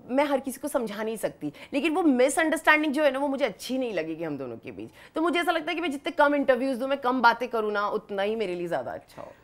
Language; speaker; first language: Hindi; native; Hindi